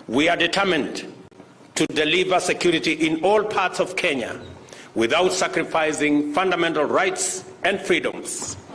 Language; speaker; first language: English; non-native, local second language; Kalenjin